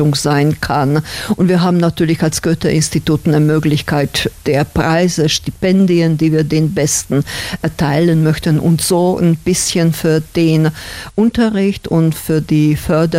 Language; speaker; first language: German; non-native, fluent; Slovak